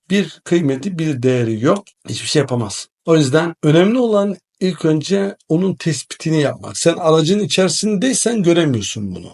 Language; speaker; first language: Turkish; native; Turkish